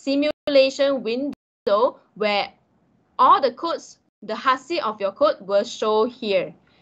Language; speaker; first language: English; non-native, local second language; Malay